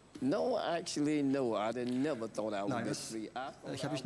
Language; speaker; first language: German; non-native, fluent; English